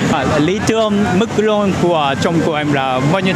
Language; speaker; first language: Vietnamese; non-native, fluent; Japanese